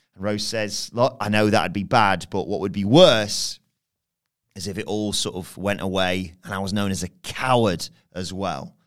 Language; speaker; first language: English; native; English